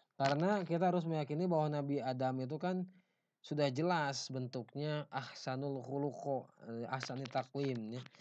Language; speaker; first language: Indonesian; non-native, local second language; Sundanese